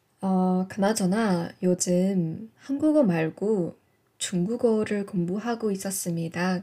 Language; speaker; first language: Korean; non-native, fluent; English